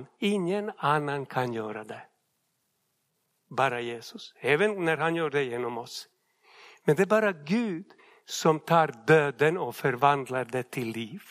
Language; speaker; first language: Swedish; non-native, fluent; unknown